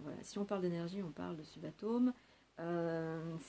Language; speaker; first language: French; native; French